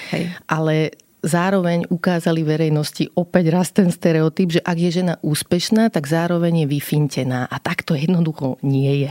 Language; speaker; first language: Slovak; native; Slovak